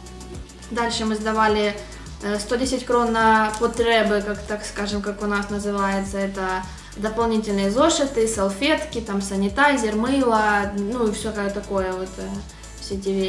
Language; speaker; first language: Russian; native; Russian